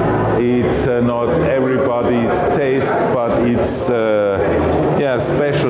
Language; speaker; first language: English; non-native, fluent; German